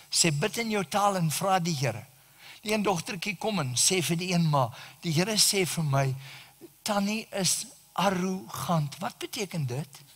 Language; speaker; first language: Afrikaans; native; Afrikaans